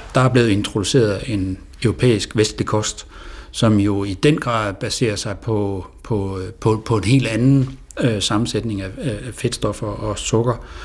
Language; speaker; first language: Danish; native; Danish